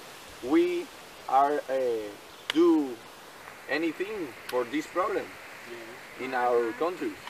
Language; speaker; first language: English; non-native, learner; Spanish